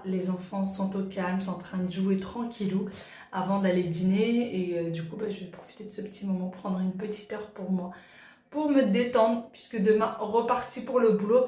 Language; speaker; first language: French; native; French